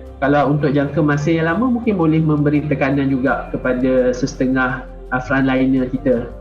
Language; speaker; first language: Malay; native; Malay